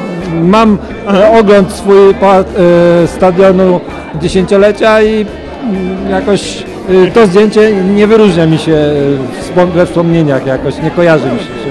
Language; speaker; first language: Polish; native; Polish